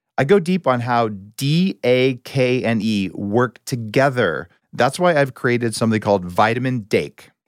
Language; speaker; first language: English; native; English